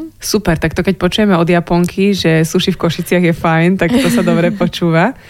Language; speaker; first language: Slovak; native; Slovak